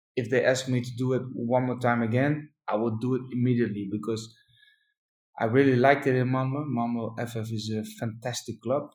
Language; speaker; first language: Swedish; non-native, learner; Dutch